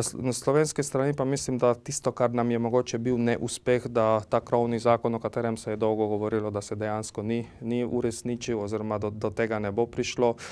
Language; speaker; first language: Slovenian; non-native, local second language; Hungarian